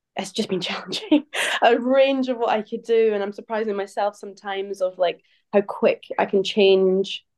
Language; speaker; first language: English; native; English